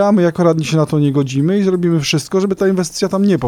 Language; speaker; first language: Polish; native; Polish